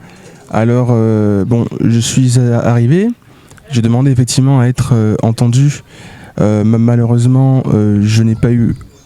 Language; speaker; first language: French; native; French